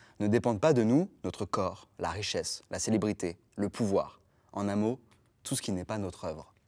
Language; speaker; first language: French; native; French